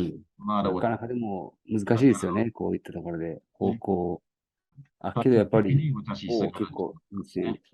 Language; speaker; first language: Japanese; native; Japanese